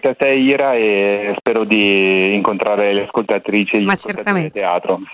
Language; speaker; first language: Italian; native; Italian